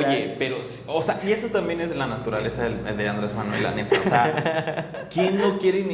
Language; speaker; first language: Spanish; native; Spanish